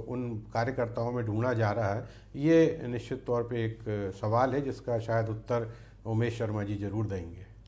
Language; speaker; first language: Hindi; native; Hindi